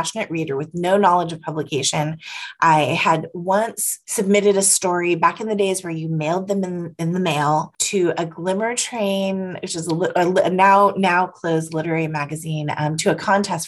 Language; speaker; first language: English; native; English